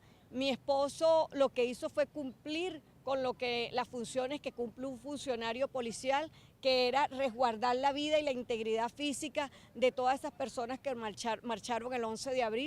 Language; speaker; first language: Spanish; native; Spanish